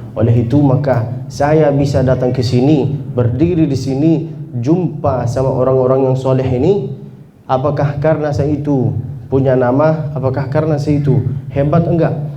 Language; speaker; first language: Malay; non-native, fluent; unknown